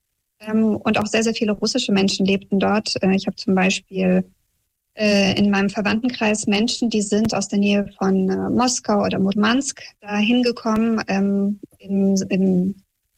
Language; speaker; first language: German; early bilingual, other home language; Russian